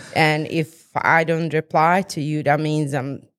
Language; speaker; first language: English; non-native, fluent; Bosnian